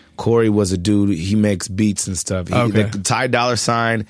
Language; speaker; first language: English; native; English